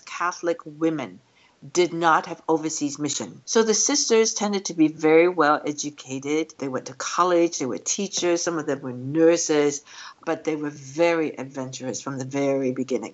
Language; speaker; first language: English; non-native, local second language; Cantonese